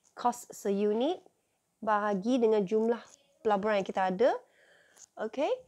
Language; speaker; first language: Malay; non-native, local second language; Chinese